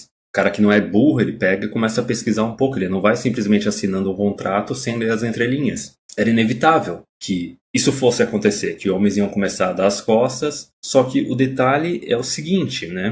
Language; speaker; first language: Portuguese; native; Portuguese